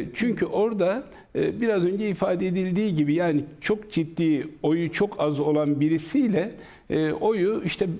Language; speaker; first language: Turkish; native; Turkish